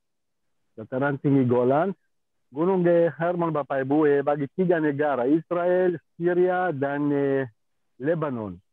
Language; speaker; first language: Indonesian; non-native, fluent; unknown